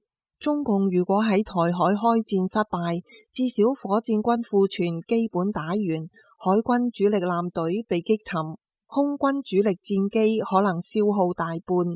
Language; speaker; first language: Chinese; non-native, local second language; Cantonese